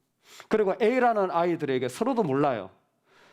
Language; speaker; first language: Korean; native; Korean